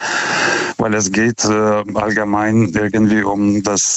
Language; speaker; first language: German; non-native, fluent; Lithuanian